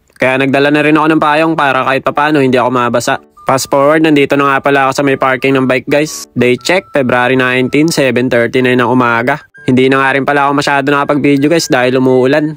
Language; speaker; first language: Filipino; native; Filipino